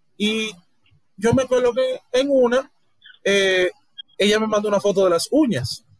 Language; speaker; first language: Spanish; native; Spanish